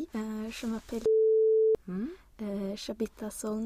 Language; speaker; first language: French; non-native, learner; Swedish